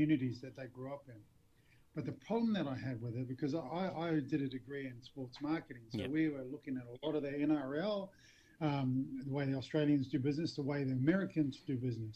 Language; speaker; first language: English; native; English